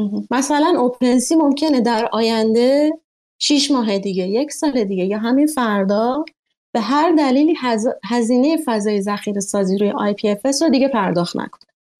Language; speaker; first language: Persian; native; Persian